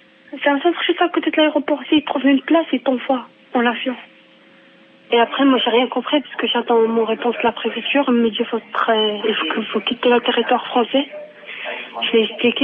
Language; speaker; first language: French; non-native, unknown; Arabic